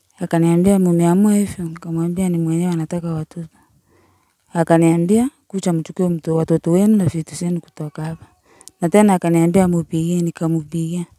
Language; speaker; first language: Swahili; non-native, local second language; Gusii